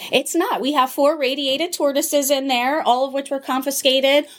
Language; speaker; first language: English; native; English